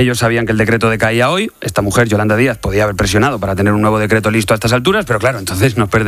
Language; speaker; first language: Spanish; native; Spanish